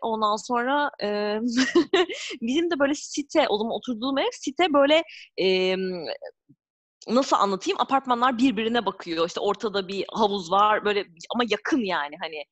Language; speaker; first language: Turkish; native; Turkish